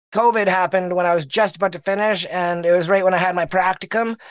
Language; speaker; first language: English; native; English